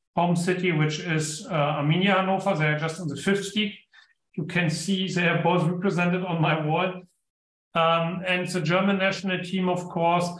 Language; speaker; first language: English; non-native, fluent; German